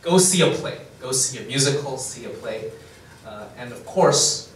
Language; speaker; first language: English; non-native, fluent; Chinese